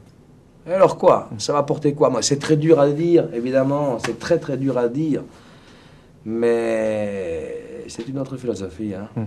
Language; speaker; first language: French; native; French